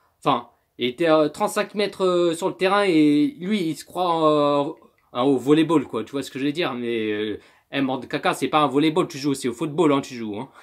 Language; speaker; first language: French; native; French